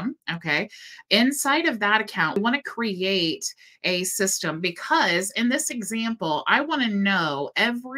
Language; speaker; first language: English; native; English